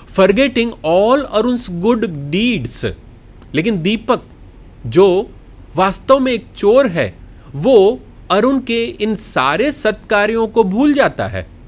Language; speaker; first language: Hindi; non-native, local second language; Gujarati